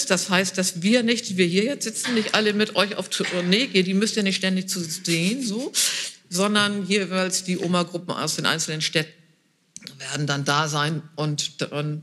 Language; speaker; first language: German; native; German